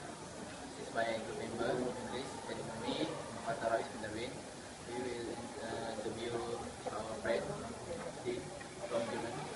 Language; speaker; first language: English; non-native, learner; Malay